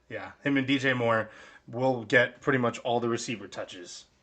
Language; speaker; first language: English; native; English